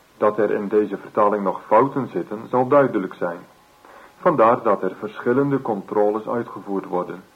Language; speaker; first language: Dutch; native; Dutch